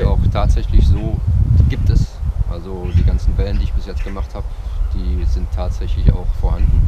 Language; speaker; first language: German; native; German